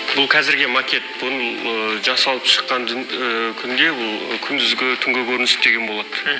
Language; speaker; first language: Kazakh; early bilingual, heritage; Kazakh